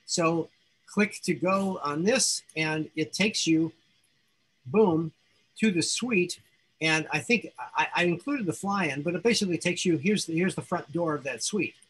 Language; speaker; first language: English; native; English